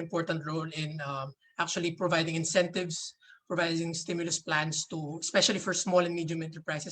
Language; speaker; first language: English; non-native, local second language; Filipino